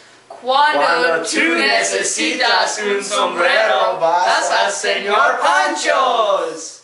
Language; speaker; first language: Spanish; non-native, learner; English